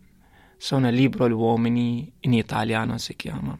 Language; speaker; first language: Italian; non-native, learner; Arabic